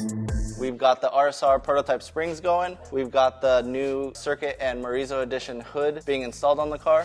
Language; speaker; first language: English; native; English